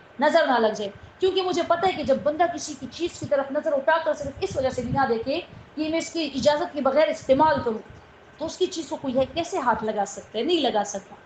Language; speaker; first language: Urdu; non-native, local second language; Pashto